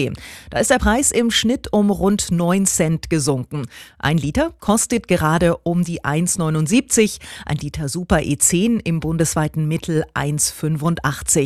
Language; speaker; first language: German; native; German